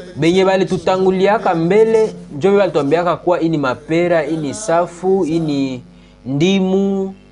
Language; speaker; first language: Swahili; non-native, local second language; Lingala